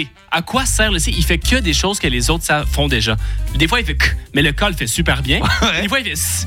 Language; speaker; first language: French; native; French